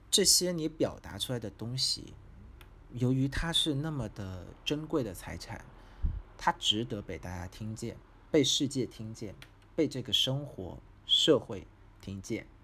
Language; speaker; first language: Chinese; non-native, fluent; Vietnamese